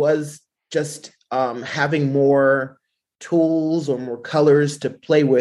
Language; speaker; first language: English; native; English